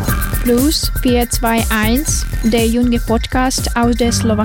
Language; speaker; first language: German; non-native, learner; Ukrainian